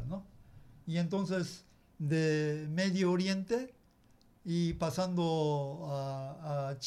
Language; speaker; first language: Spanish; non-native, learner; Japanese